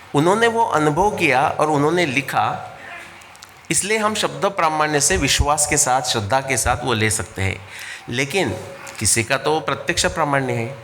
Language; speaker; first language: Hindi; non-native, local second language; Marathi